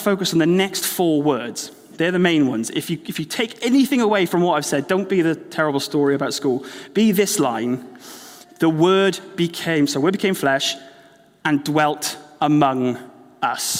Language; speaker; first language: English; native; English